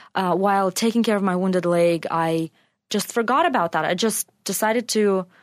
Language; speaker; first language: English; non-native, fluent; Russian